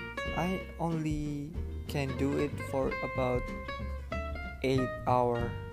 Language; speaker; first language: English; non-native, learner; Indonesian